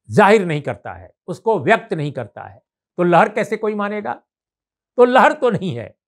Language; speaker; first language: Hindi; native; Hindi